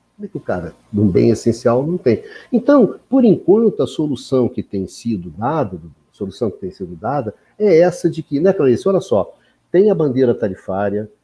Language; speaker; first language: Portuguese; native; Portuguese